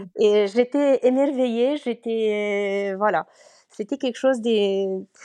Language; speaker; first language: French; non-native, fluent; Romanian